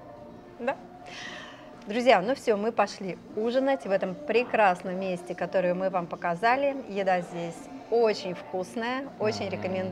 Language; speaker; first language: Russian; native; Russian